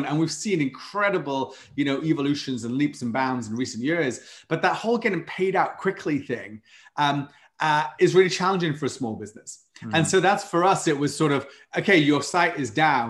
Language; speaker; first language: English; native; English